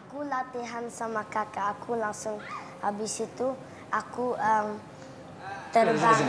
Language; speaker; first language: Indonesian; early bilingual, heritage; English